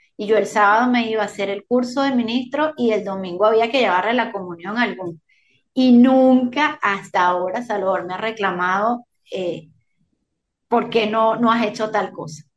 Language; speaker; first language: Spanish; native; Spanish